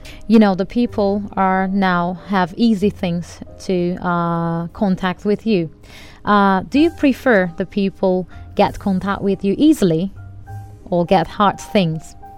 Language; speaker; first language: English; non-native, learner; Turkish